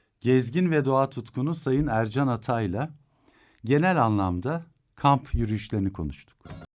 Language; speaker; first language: Turkish; native; Turkish